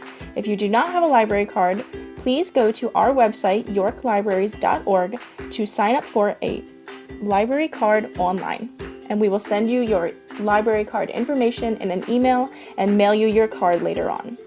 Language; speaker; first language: English; native; English